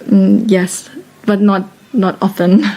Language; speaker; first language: English; non-native, fluent; Thai